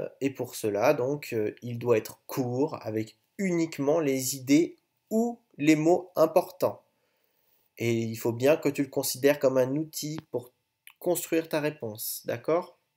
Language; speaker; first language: French; native; French